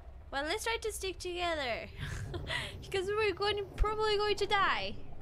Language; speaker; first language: English; non-native, fluent; Spanish